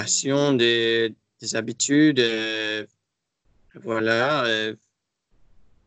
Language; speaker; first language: French; non-native, learner; English